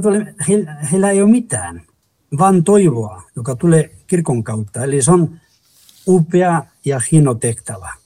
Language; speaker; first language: Finnish; non-native, fluent; Spanish